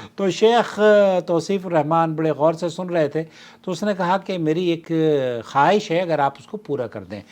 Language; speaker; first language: Urdu; native; Urdu